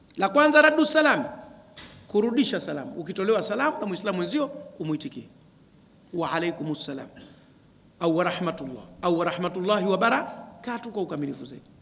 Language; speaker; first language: Swahili; native; Swahili